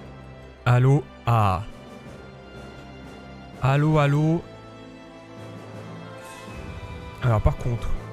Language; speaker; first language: French; native; French